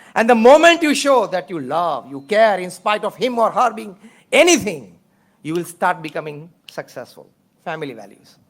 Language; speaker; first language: English; non-native, local second language; Gujarati